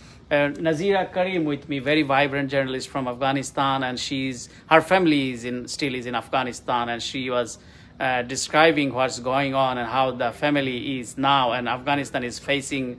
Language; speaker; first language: English; non-native, fluent; Bangla